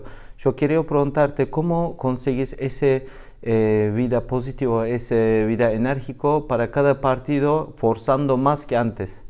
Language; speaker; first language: Spanish; non-native, learner; Turkish